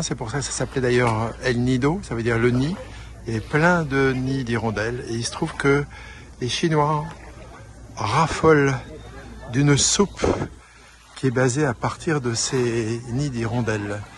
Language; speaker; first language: French; native; French